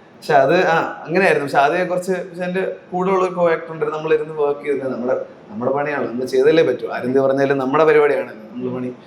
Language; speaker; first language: Malayalam; native; Malayalam